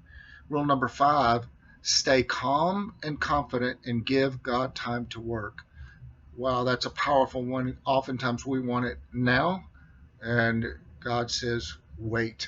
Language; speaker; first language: English; native; English